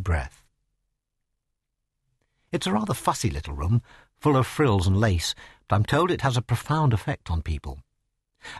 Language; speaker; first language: English; native; English